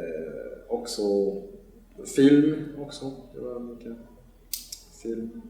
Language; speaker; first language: Swedish; non-native, fluent; Spanish